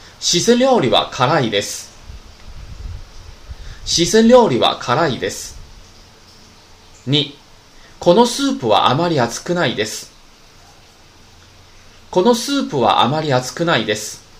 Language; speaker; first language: Japanese; non-native, fluent; Chinese